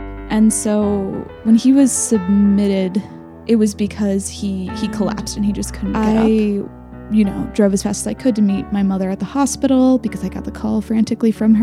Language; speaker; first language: English; native; English